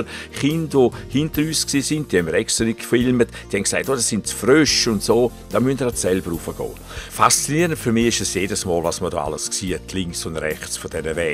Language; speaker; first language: German; native; German